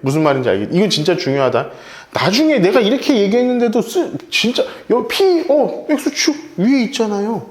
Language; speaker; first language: Korean; native; Korean